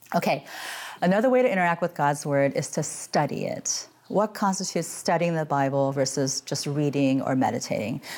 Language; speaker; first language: English; native; English